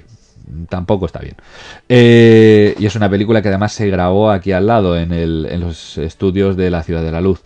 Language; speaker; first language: Spanish; native; Spanish